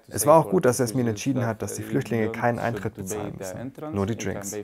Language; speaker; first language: German; non-native, fluent; Arabic